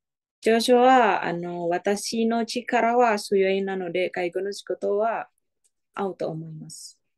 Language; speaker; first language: Japanese; non-native, learner; Indonesian